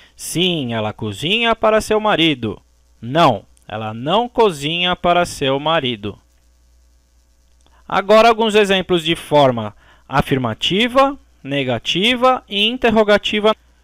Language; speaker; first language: Portuguese; native; Portuguese